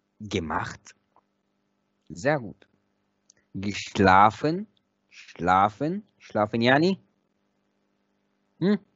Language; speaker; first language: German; non-native, fluent; Arabic